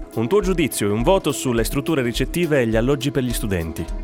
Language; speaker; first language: Italian; native; Italian